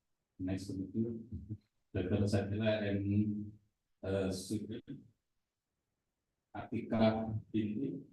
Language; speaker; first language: English; non-native, fluent; Indonesian